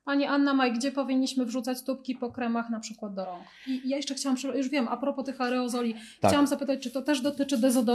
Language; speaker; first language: Polish; native; Polish